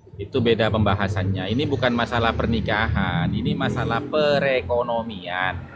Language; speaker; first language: Indonesian; non-native, local second language; Madurese